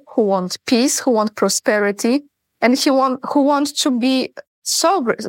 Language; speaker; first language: English; non-native, fluent; Polish